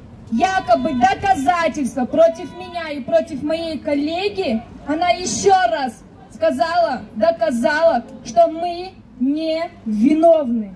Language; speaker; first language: Russian; native; Russian